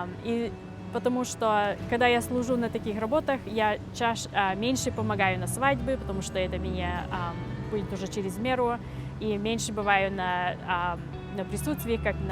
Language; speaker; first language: Russian; early bilingual, heritage; Russian